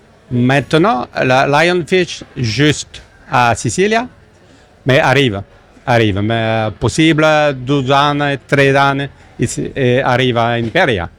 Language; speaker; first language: Italian; non-native, learner; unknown